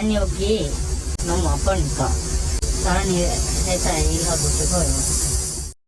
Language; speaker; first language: Korean; non-native, learner; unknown